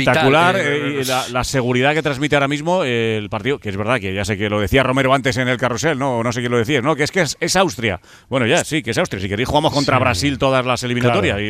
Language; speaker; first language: Spanish; native; Spanish